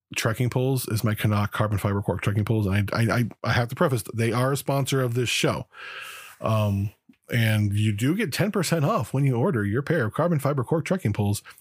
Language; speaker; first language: English; native; English